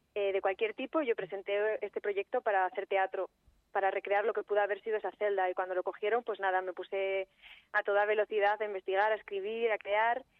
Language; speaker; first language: Spanish; native; Spanish